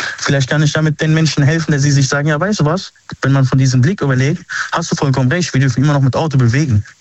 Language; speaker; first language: German; early bilingual, other home language; Arabic